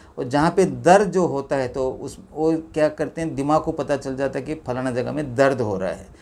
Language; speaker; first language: Hindi; non-native, local second language; Malayalam